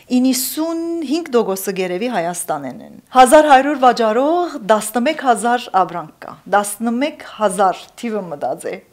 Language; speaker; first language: Armenian; early bilingual, heritage; Armenian